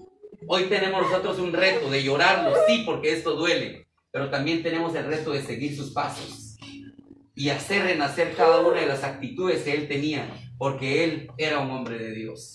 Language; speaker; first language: Spanish; native; Spanish